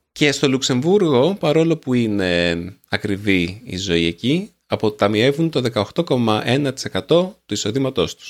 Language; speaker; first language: Greek; native; Greek